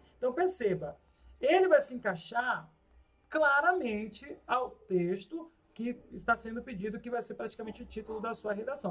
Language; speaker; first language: Portuguese; native; Portuguese